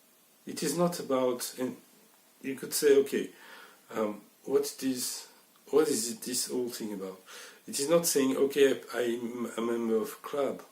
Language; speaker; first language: English; non-native, fluent; French